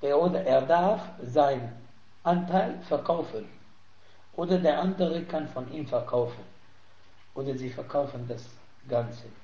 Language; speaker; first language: German; non-native, fluent; Arabic